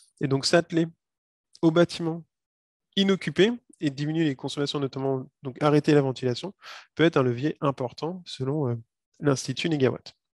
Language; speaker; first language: French; native; French